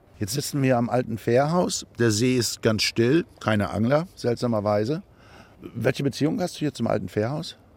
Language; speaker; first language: German; native; German